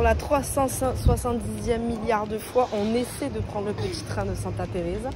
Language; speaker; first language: French; native; French